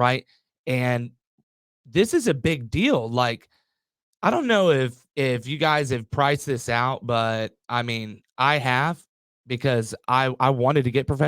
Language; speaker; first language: English; native; English